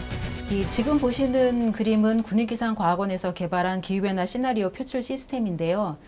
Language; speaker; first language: Korean; native; Korean